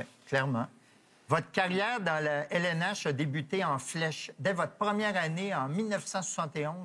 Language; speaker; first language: French; native; French